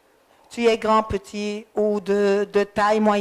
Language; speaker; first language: French; non-native, fluent; Arabic